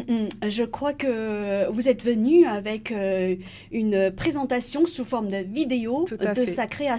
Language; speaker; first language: French; native; French